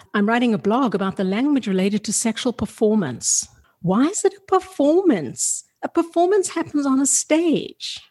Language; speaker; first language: English; native; English